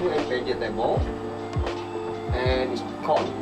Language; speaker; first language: English; non-native, learner; Indonesian